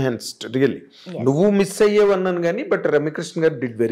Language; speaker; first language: Telugu; native; Telugu